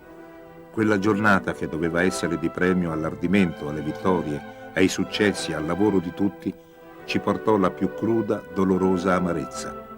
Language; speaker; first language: Italian; native; Italian